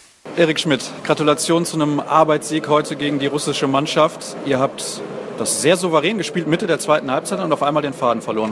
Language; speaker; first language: German; native; German